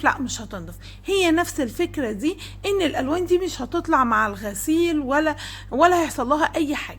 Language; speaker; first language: Arabic; native; Arabic